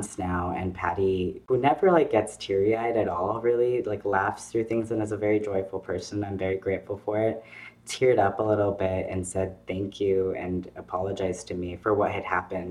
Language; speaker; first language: English; native; English